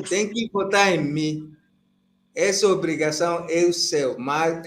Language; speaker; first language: Portuguese; non-native, fluent; Igbo